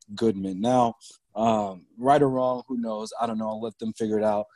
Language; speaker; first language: English; native; English